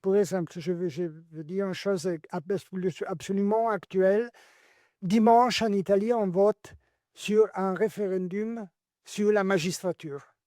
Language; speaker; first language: French; non-native, learner; Italian